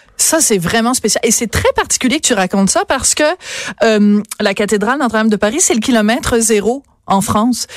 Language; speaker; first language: French; native; French